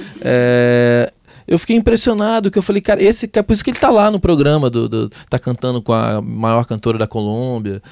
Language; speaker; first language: Portuguese; native; Portuguese